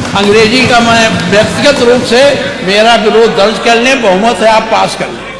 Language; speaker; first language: Hindi; native; Hindi